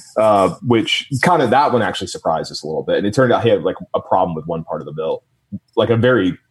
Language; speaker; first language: English; native; English